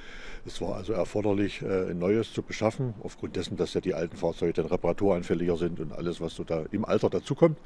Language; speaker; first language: German; native; German